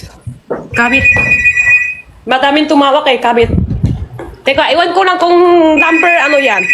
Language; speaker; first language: Filipino; non-native, learner; Chinese